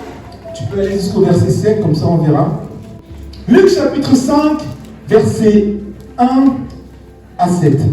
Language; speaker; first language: French; native; French